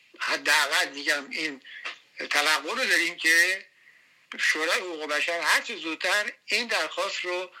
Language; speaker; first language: Persian; native; Persian